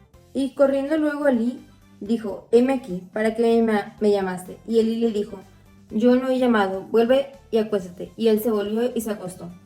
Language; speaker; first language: Spanish; native; Spanish